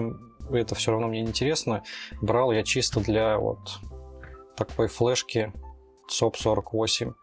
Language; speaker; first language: Russian; native; Russian